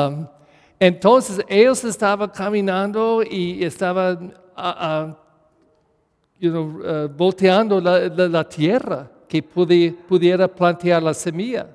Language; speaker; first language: Spanish; non-native, fluent; English